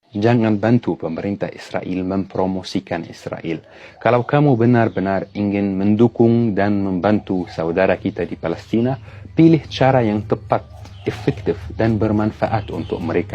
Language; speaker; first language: Indonesian; non-native, fluent; Arabic